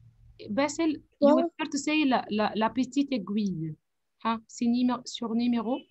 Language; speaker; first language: French; non-native, fluent; Arabic